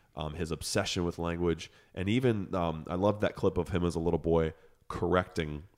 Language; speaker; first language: English; native; English